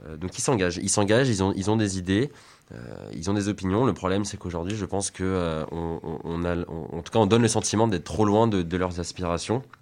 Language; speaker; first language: French; native; French